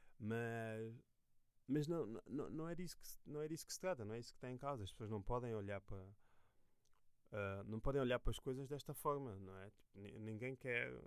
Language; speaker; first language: Portuguese; native; Portuguese